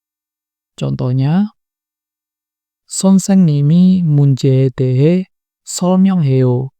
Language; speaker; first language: Korean; non-native, fluent; Indonesian